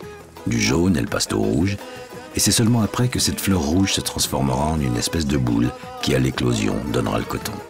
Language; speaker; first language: French; native; French